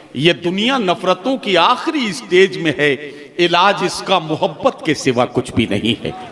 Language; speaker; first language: Hindi; native; Hindi